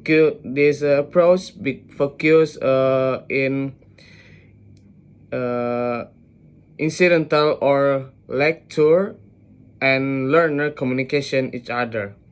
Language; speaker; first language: English; non-native, learner; Indonesian